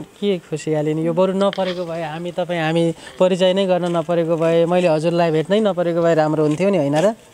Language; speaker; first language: Nepali; native; Nepali